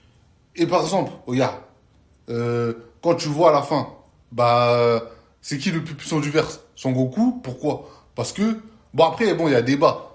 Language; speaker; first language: French; native; French